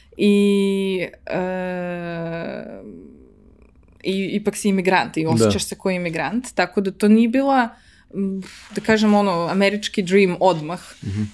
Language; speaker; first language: Serbian; early bilingual, heritage; Serbian